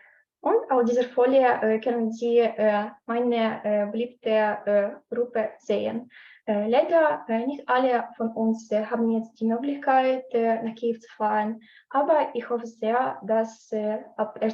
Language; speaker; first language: German; non-native, learner; Ukrainian